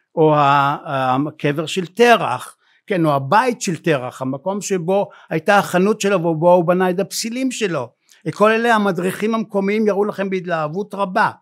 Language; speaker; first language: Hebrew; native; Hebrew